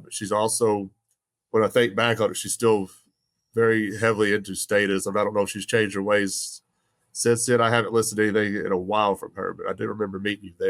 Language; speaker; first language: English; native; English